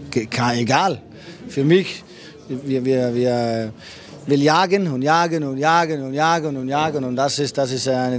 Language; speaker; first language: German; non-native, fluent; Danish